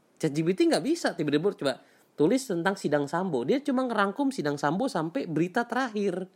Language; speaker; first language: Indonesian; native; Indonesian